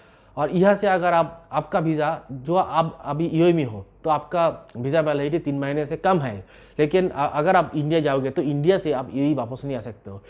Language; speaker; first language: Hindi; non-native, local second language; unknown